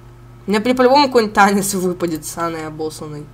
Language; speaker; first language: Russian; native; Russian